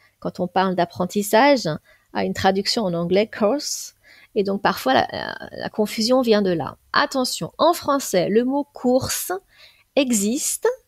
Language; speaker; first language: French; native; French